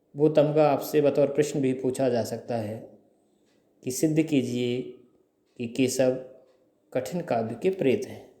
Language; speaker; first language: Hindi; native; Hindi